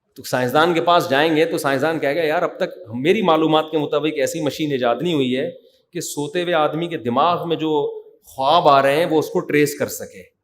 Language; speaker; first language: Urdu; native; Urdu